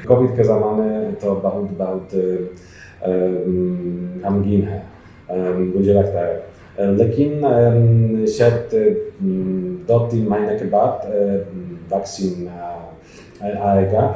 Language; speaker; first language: Hindi; non-native, fluent; Polish